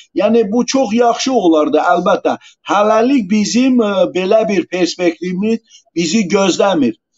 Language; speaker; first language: Azerbaijani; non-native, local second language; Talysh